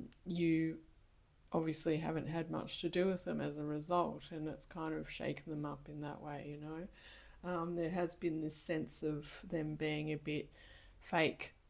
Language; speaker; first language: English; native; English